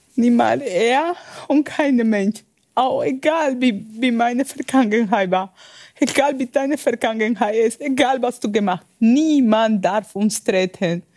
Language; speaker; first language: German; non-native, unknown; Spanish